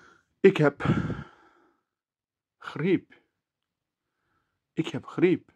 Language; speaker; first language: Dutch; non-native, learner; Turkish